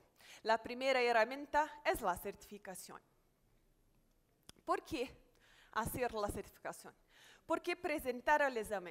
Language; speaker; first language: Spanish; non-native, fluent; Portuguese